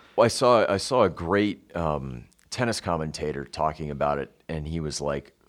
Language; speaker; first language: English; native; English